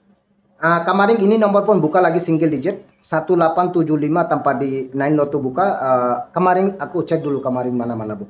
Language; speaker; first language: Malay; non-native, learner; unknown